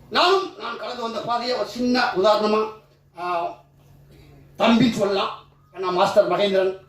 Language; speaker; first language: Tamil; native; Tamil